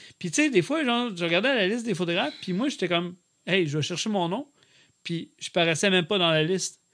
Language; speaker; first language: French; native; French